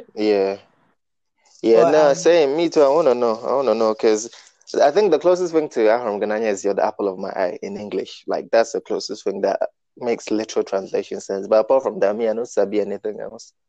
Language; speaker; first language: English; non-native, local second language; Igbo